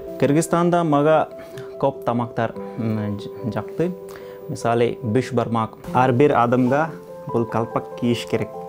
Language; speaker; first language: Kyrgyz; non-native, learner; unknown